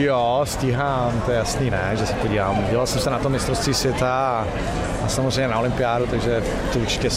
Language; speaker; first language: Czech; native; Czech